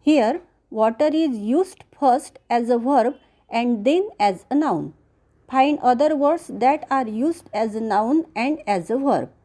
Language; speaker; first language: English; non-native, local second language; Marathi